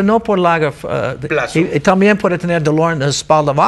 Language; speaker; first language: Spanish; non-native, learner; English